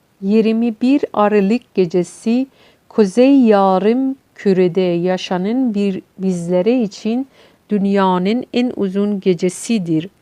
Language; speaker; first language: Turkish; non-native, learner; Persian